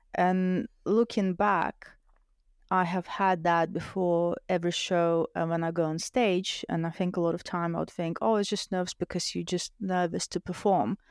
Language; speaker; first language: English; non-native, fluent; Russian